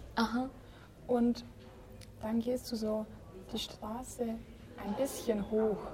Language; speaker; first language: German; native; German